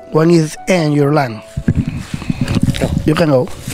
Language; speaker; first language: English; non-native, learner; Spanish